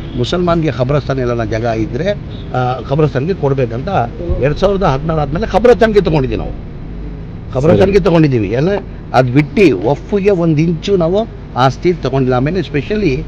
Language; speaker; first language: Kannada; non-native, local second language; Urdu